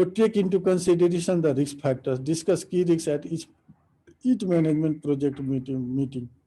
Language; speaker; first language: English; non-native, local second language; Nepali